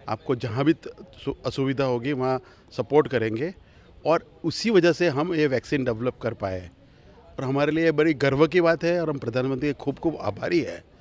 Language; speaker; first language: Hindi; non-native, local second language; Gujarati